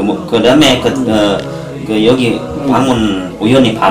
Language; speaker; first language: Korean; non-native, learner; Indonesian